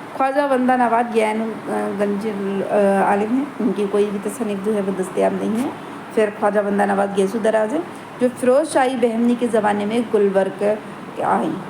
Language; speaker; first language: Urdu; native; Urdu